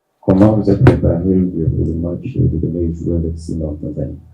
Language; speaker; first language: French; non-native, learner; Swahili